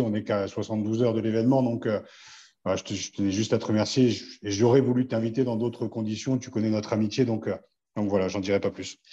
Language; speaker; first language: French; native; French